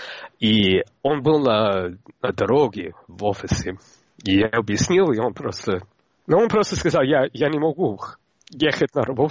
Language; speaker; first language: Russian; non-native, fluent; English